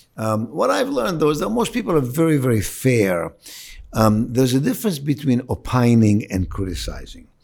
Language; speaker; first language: English; non-native, fluent; Arabic